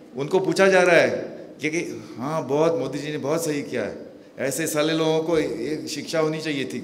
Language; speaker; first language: Hindi; non-native, local second language; Marathi